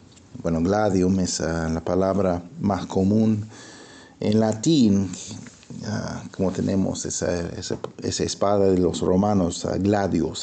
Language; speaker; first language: Spanish; non-native, fluent; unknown